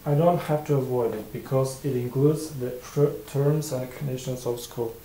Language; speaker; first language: English; non-native, fluent; Kazakh